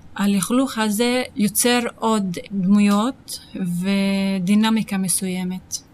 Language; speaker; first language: Hebrew; non-native, local second language; Arabic